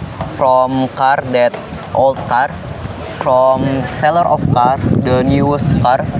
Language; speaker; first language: English; non-native, learner; Indonesian